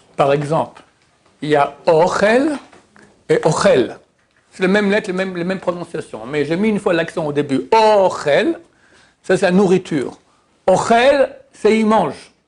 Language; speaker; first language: French; native; French